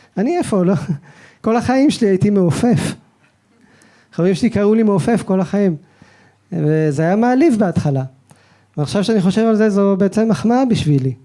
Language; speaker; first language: Hebrew; early bilingual, other home language; French